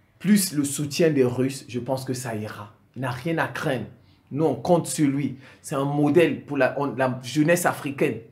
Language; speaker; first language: French; non-native, local second language; Sango